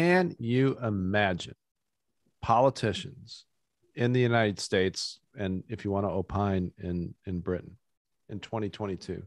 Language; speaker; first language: English; native; English